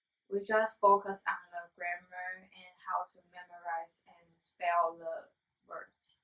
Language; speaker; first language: English; non-native, learner; Chinese